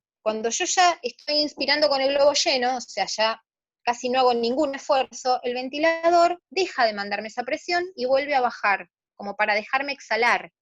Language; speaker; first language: Spanish; native; Spanish